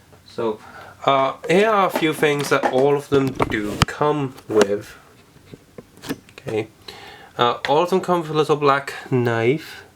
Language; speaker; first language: English; native; English